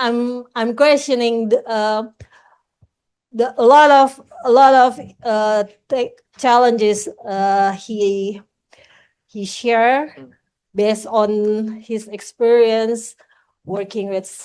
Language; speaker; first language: English; non-native, local second language; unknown